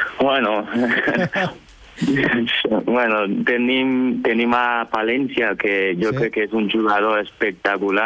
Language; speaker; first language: Catalan; early bilingual, other home language; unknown